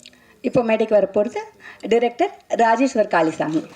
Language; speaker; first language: Tamil; native; Tamil